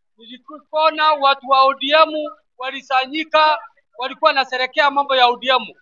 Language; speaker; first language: Swahili; non-native, local second language; Gusii